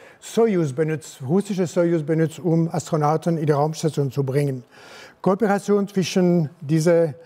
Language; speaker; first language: German; non-native, local second language; French